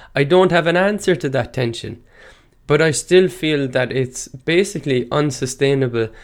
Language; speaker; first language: English; non-native, local second language; Irish